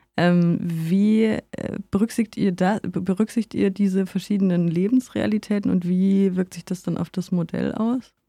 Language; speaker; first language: German; native; German